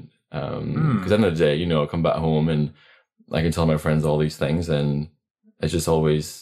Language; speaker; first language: English; non-native, fluent; Latvian